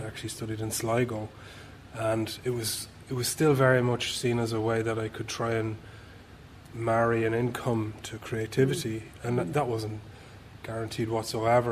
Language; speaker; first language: English; native; English